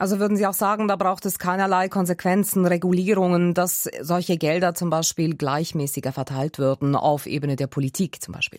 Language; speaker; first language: German; native; German